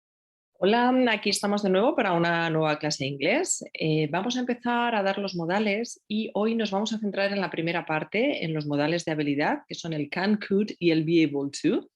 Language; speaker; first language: Spanish; native; Spanish